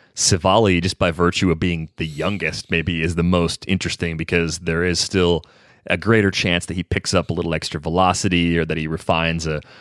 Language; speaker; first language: English; native; English